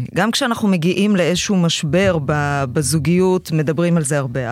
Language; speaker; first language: Hebrew; early bilingual, other home language; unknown